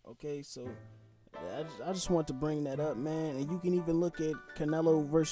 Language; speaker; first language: English; native; English